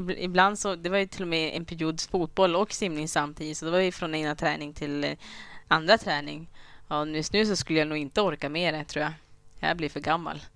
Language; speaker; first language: Swedish; early bilingual, other home language; Kinyarwanda